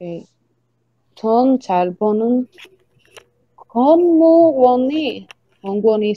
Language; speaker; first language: Korean; non-native, learner; Spanish